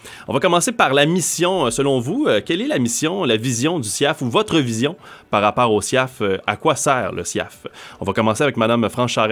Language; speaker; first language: French; native; French